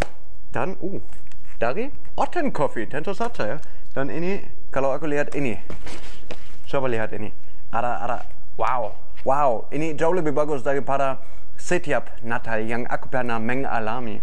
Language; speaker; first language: Indonesian; non-native, fluent; German